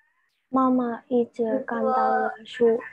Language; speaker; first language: Chinese; non-native, learner; Indonesian